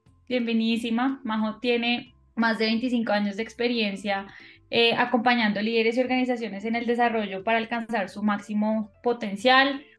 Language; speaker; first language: Spanish; native; Spanish